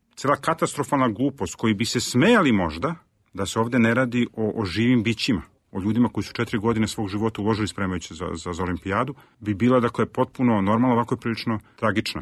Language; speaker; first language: Serbian; native; Serbian